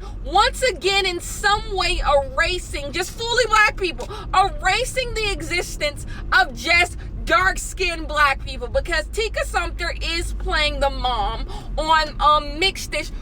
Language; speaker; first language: English; native; English